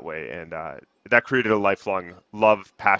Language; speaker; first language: English; native; English